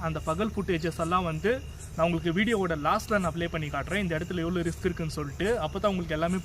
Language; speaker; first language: Tamil; native; Tamil